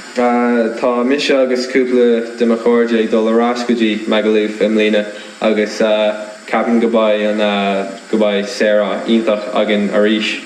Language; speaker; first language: Irish; non-native, local second language; English